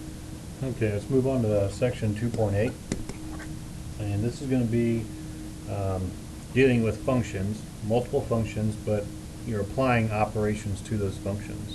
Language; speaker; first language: English; native; English